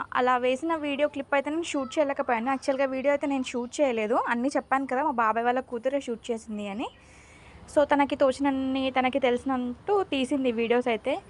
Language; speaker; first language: Telugu; non-native, local second language; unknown